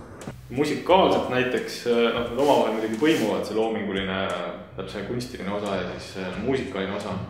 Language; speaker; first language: Estonian; native; Estonian